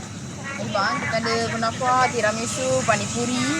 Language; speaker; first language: Malay; native; Malay